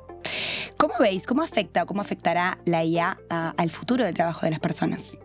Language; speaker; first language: Spanish; native; Spanish